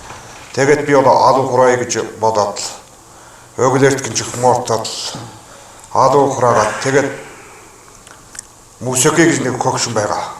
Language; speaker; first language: Mongolian; non-native, local second language; Kazakh